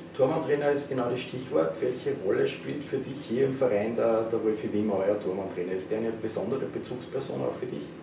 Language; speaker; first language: German; native; German